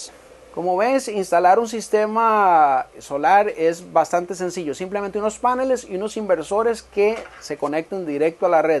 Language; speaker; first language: Spanish; native; Spanish